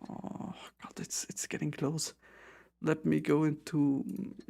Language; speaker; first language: English; non-native, fluent; German